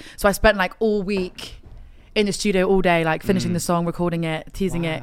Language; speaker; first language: English; native; English